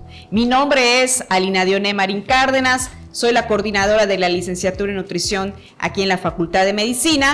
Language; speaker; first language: Spanish; native; Spanish